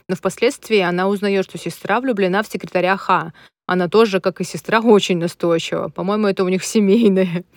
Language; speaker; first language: Russian; native; Russian